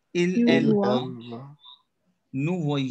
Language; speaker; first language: French; non-native, fluent; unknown